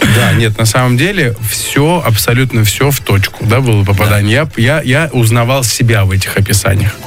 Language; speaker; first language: Russian; early bilingual, other home language; Georgian